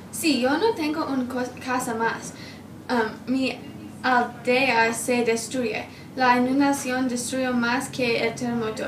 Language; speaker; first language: Spanish; non-native, learner; English